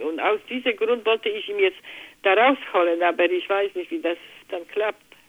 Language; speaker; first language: German; non-native, learner; Polish